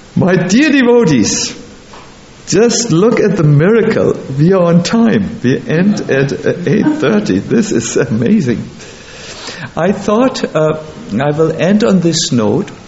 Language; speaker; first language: English; non-native, fluent; German